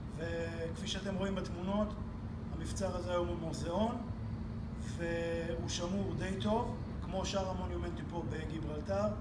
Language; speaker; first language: Hebrew; native; Hebrew